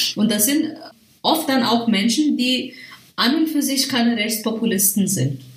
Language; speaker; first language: German; non-native, fluent; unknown